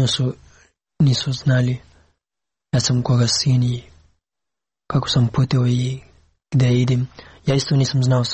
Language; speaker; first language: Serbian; non-native, learner; Pashto